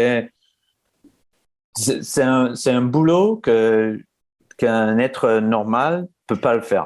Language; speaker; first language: French; non-native, fluent; English